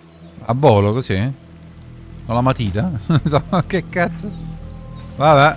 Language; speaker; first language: Italian; native; Italian